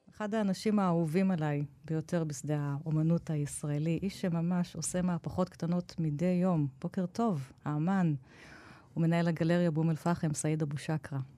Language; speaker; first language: Hebrew; native; Hebrew